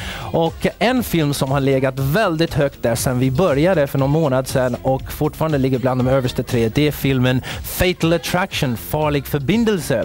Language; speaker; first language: Swedish; native; Swedish